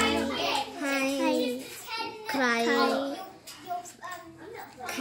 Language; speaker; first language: Thai; early bilingual, heritage; Thai